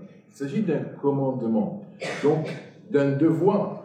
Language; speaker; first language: French; non-native, fluent; Arabic